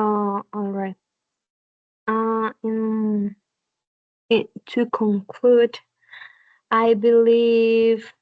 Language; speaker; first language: English; non-native, learner; Spanish